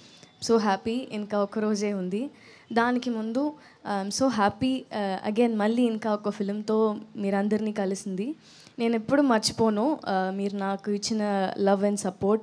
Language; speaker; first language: Telugu; non-native, learner; Tamil